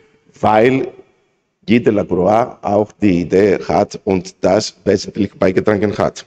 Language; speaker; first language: German; non-native, fluent; Greek